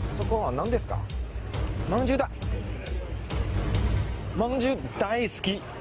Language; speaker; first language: Japanese; non-native, fluent; Chinese